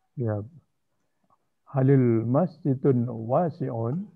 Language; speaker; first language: Arabic; non-native, learner; Indonesian